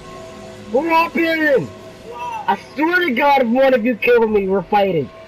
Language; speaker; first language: English; native; English